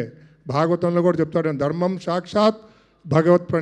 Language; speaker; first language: Telugu; native; Telugu